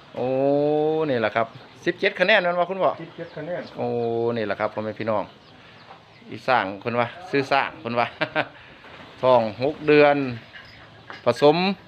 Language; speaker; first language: Thai; native; Thai